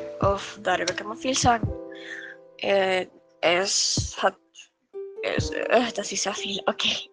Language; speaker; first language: German; non-native, learner; Spanish